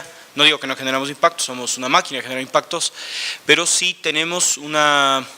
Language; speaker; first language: Spanish; native; Spanish